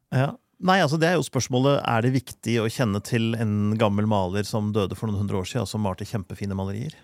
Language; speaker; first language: Norwegian; native; Norwegian